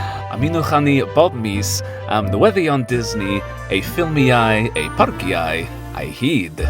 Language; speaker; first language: Welsh; non-native, learner; English